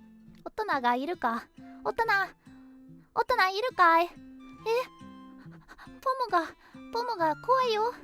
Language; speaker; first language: Japanese; non-native, learner; English